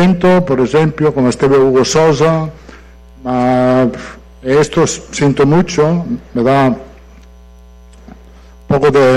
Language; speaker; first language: Portuguese; non-native, fluent; Italian